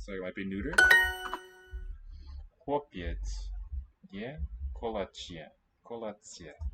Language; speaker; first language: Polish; non-native, learner; English